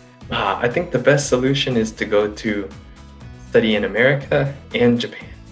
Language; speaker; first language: English; native; English